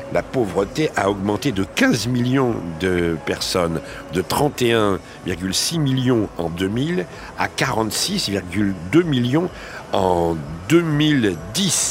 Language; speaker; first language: French; native; French